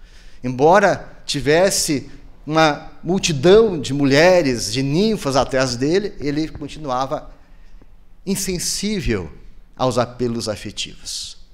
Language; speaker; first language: Portuguese; native; Portuguese